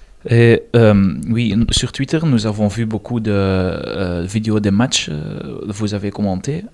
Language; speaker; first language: French; non-native, learner; Dutch